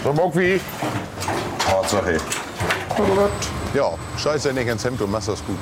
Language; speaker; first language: German; native; German